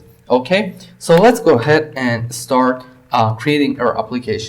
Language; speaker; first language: English; non-native, fluent; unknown